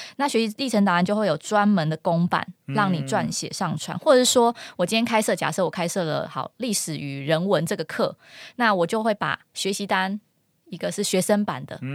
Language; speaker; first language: Chinese; non-native, local second language; Min Nan Chinese